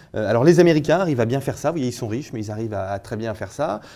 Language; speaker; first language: French; native; French